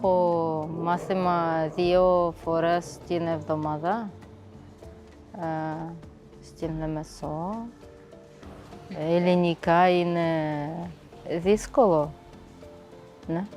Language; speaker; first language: Greek; non-native, learner; Russian